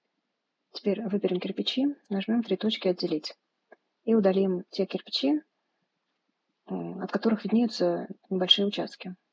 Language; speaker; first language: Russian; native; Russian